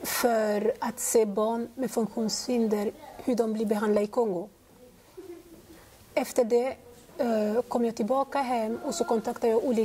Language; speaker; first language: Swedish; non-native, fluent; Lingala